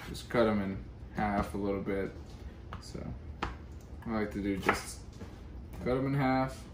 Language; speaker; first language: English; early bilingual, other home language; Spanish